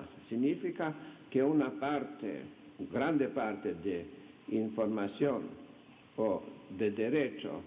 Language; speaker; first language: Spanish; non-native, fluent; Slovenian